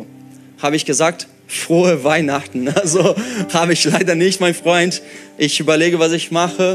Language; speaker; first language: German; non-native, fluent; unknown